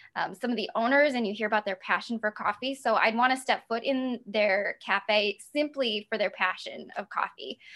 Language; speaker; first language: English; native; English